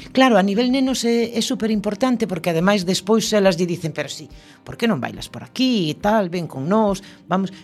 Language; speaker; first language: Galician; native; Galician